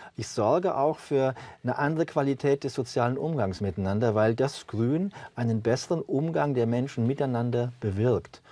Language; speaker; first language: German; native; German